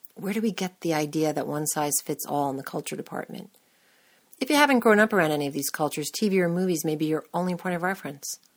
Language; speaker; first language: English; native; English